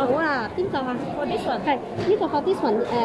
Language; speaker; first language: English; non-native, learner; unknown